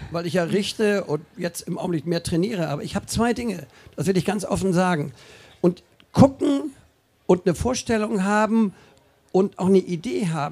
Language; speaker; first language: German; native; German